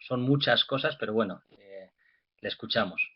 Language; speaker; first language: Spanish; native; Spanish